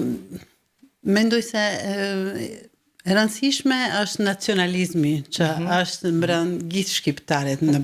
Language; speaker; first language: Albanian; early bilingual, heritage; Albanian